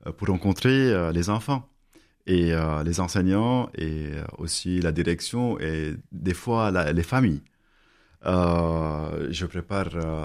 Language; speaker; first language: French; non-native, local second language; Arabic